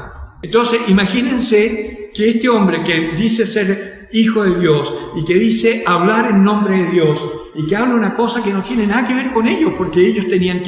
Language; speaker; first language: Spanish; native; Spanish